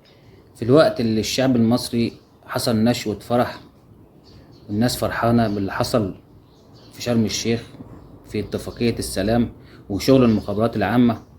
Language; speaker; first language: Arabic; native; Arabic